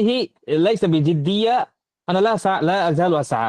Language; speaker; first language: Arabic; non-native, fluent; Bangla